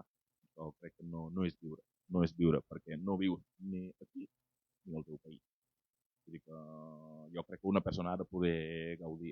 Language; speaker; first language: Catalan; non-native, fluent; Wolof